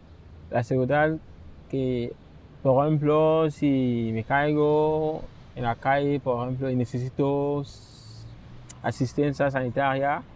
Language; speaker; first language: Spanish; non-native, fluent; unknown